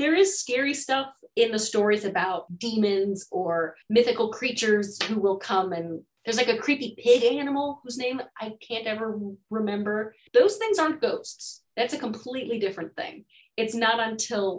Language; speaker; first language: English; native; English